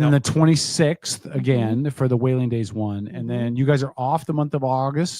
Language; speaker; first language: English; native; English